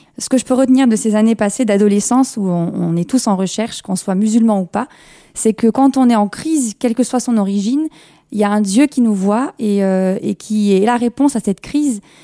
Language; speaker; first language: French; early bilingual, other home language; Kabyle